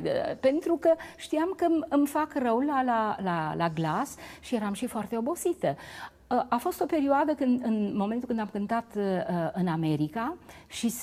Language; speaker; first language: Romanian; native; Romanian